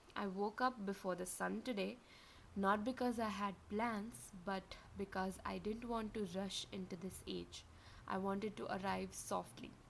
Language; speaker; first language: English; non-native, local second language; Marathi